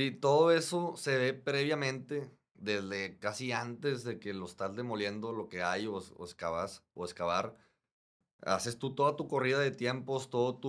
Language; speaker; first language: Spanish; native; Spanish